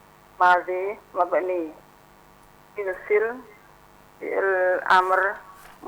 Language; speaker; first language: Arabic; non-native, learner; Indonesian